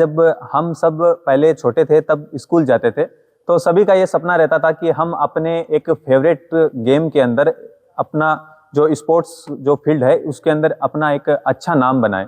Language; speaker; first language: Hindi; native; Hindi